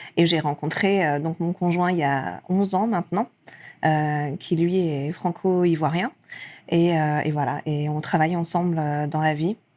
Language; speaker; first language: French; early bilingual, other home language; Persian